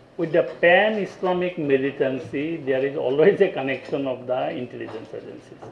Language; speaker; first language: English; non-native, local second language; Assamese